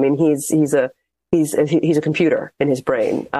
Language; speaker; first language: English; native; English